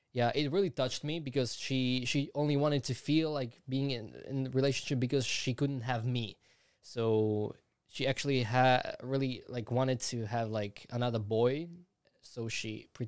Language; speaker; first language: English; non-native, fluent; Slovak